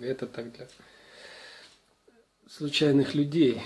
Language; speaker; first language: Russian; native; Russian